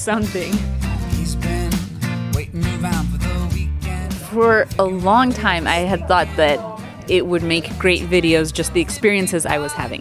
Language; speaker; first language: English; native; English